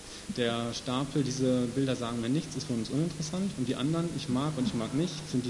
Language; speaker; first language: German; native; German